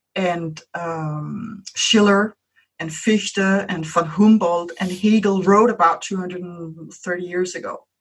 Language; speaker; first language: English; non-native, fluent; Danish